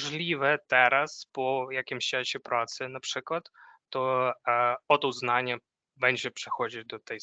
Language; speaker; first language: Polish; non-native, fluent; Ukrainian